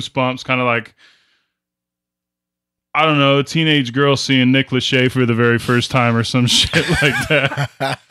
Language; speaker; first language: English; native; English